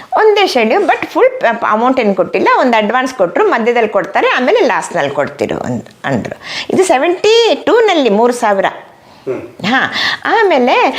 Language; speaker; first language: Kannada; non-native, local second language; Malayalam